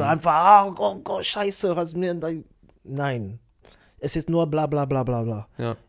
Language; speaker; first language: German; non-native, learner; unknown